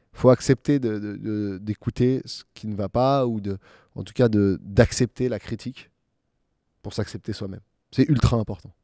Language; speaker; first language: French; native; French